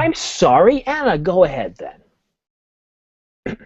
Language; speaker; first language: English; native; English